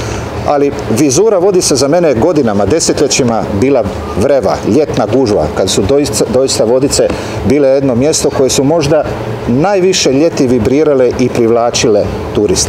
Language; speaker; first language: Serbian; native; Serbian